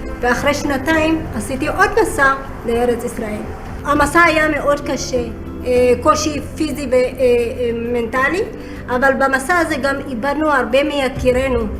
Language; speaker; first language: Hebrew; early bilingual, other home language; Amharic